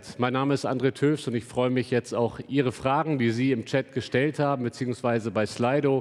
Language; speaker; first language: German; native; German